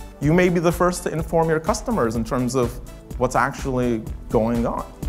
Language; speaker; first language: English; native; English